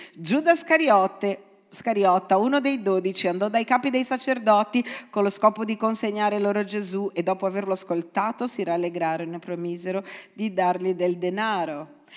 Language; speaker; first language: Italian; non-native, fluent; Portuguese